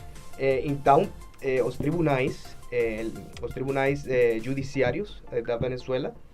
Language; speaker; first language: Portuguese; non-native, fluent; Spanish